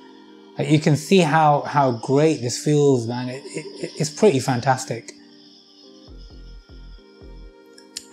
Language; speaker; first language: English; native; English